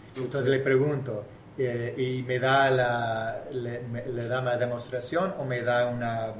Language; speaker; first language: Spanish; non-native, fluent; English